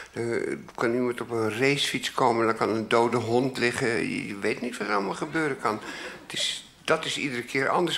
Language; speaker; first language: Dutch; native; Dutch